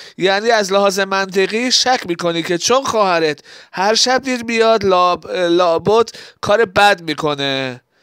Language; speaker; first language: Persian; non-native, local second language; Assyrian Neo-Aramaic